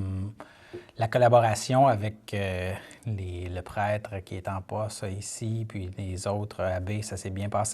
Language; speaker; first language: French; native; French